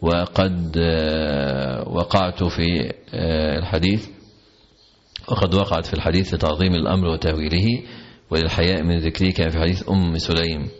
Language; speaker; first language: Arabic; native; Arabic